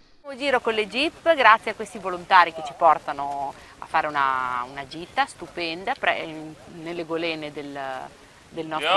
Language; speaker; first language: Italian; native; Italian